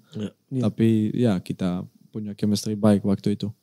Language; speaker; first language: Indonesian; non-native, learner; Dutch